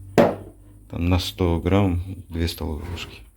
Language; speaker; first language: Russian; non-native, local second language; Kazakh